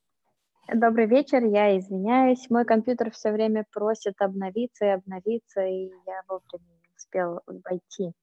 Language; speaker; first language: Russian; native; Russian